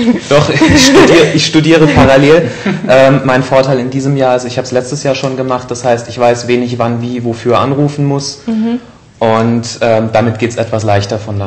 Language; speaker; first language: German; native; German